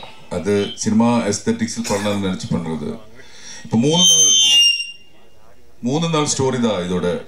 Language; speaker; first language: Tamil; non-native, learner; Malayalam